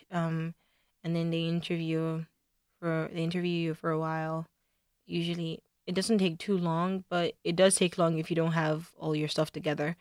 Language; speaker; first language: English; non-native, local second language; Igbo